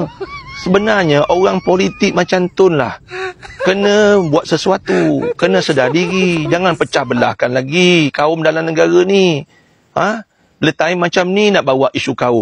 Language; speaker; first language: Malay; native; Malay